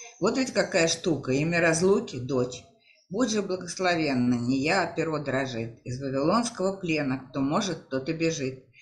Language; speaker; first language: Russian; native; Russian